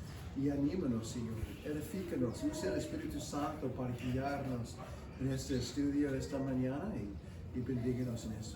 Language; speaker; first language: Spanish; non-native, fluent; English